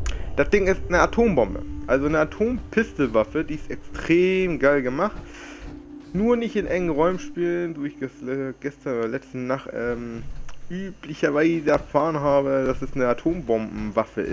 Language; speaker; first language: German; native; German